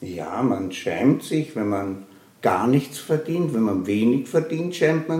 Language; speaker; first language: German; native; German